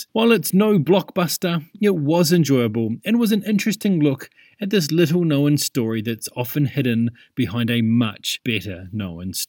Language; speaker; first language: English; native; English